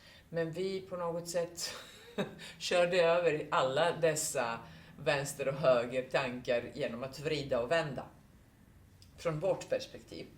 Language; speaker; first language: Swedish; non-native, fluent; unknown